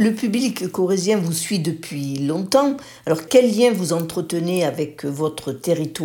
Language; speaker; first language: French; native; French